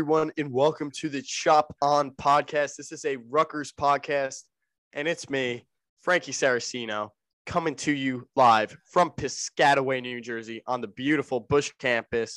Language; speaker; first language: English; native; English